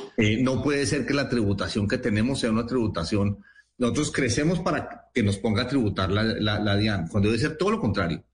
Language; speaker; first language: Spanish; native; Spanish